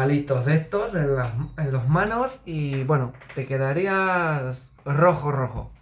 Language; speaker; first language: Spanish; non-native, fluent; Romanian